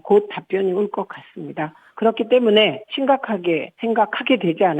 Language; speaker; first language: Korean; native; Korean